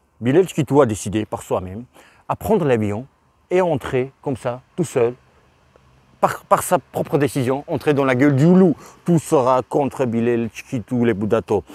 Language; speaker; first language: French; non-native, fluent; Russian